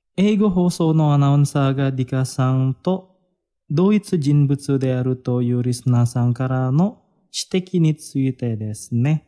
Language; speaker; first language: Japanese; non-native, fluent; Indonesian